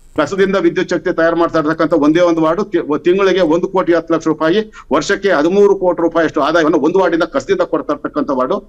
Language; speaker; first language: Kannada; native; Kannada